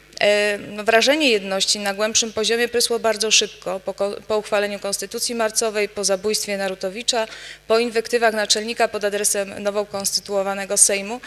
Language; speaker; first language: Polish; native; Polish